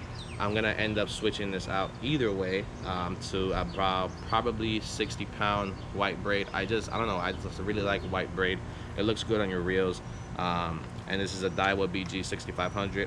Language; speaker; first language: English; native; English